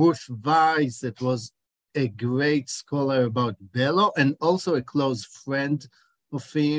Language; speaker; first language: English; non-native, fluent; Hebrew